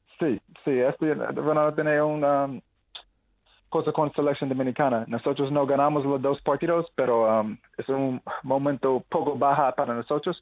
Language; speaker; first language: Spanish; non-native, learner; English